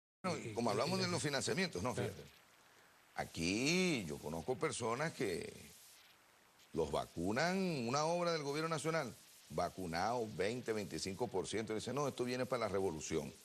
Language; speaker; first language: Spanish; native; Spanish